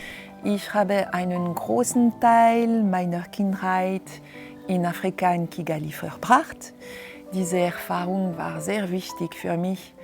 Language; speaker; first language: German; non-native, fluent; French